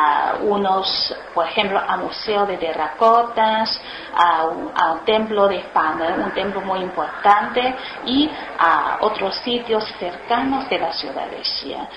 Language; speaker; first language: Spanish; non-native, learner; Chinese